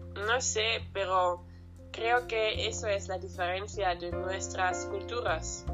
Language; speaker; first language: Spanish; non-native, learner; German